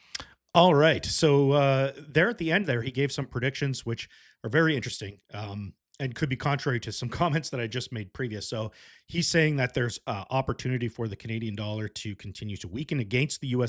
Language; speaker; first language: English; native; English